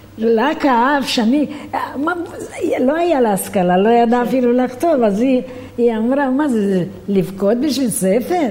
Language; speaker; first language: Hebrew; non-native, fluent; Romanian